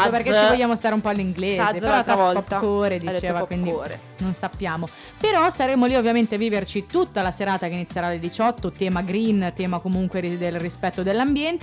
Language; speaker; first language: Italian; native; Italian